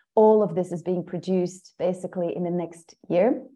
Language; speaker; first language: English; non-native, fluent; Dutch